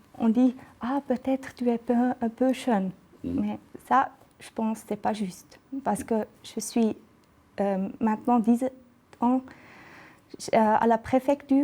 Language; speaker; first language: French; non-native, local second language; German